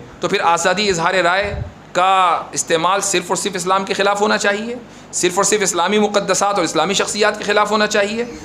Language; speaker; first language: Urdu; native; Urdu